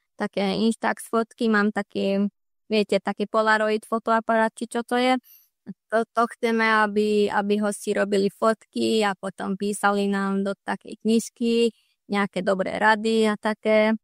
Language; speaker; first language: Slovak; non-native, local second language; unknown